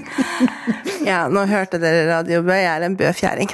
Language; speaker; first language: Norwegian; native; Norwegian